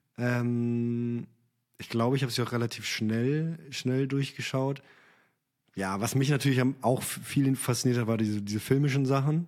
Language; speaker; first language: German; native; German